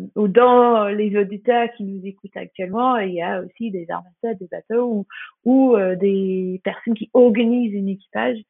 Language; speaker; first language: French; non-native, fluent; English